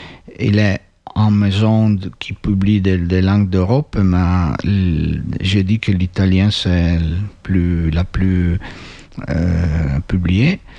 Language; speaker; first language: French; non-native, learner; Italian